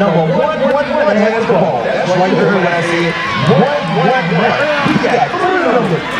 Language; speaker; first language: English; native; English